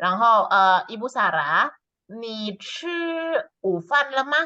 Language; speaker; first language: Chinese; non-native, fluent; Indonesian